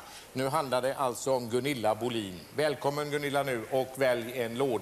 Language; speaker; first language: Swedish; native; Swedish